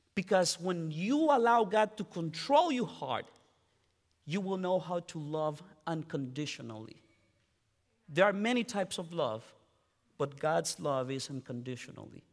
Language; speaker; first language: English; non-native, fluent; Spanish